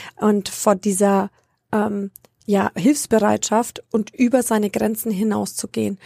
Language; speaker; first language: German; early bilingual, other home language; Romanian